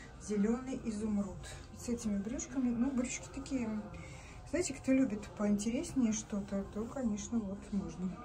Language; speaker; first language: Russian; native; Russian